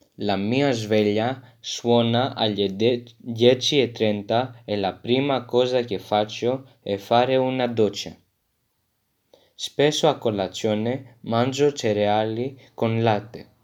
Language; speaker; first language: Italian; non-native, learner; French